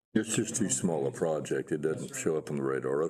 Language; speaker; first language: English; native; English